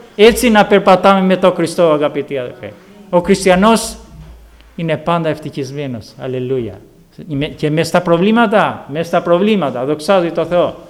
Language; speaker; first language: Greek; non-native, fluent; Albanian